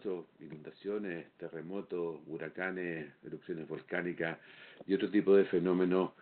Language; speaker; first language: Spanish; native; Spanish